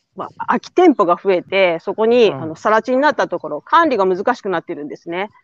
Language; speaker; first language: Japanese; native; Japanese